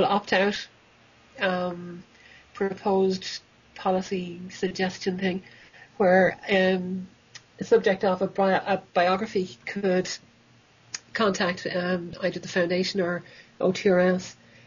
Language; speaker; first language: English; native; English